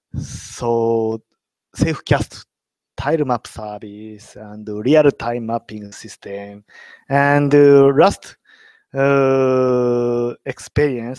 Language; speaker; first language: English; non-native, learner; Japanese